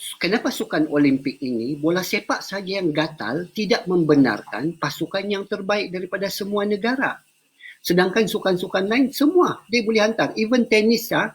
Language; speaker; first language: Malay; non-native, local second language; Central Dusun